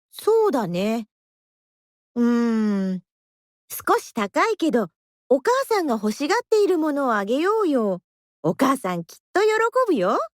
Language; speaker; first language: Japanese; non-native, learner; Indonesian